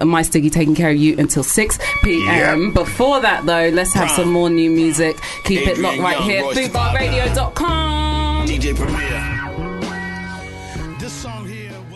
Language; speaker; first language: English; native; English